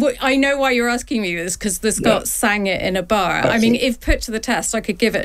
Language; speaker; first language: English; native; English